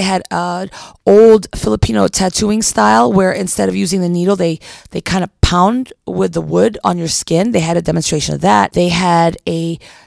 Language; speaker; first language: English; non-native, local second language; Filipino